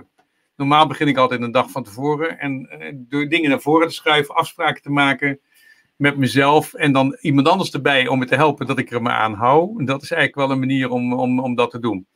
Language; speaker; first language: Dutch; native; Dutch